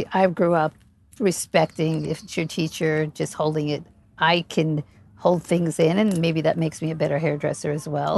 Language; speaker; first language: English; native; English